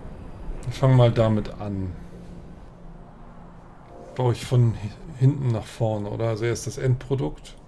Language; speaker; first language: German; native; German